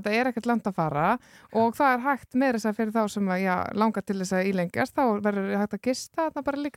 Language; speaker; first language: Icelandic; native; Icelandic